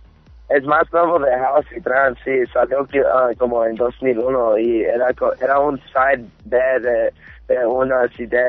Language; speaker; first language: Spanish; early bilingual, heritage; English